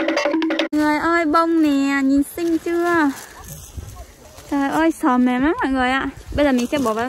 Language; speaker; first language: Vietnamese; native; Vietnamese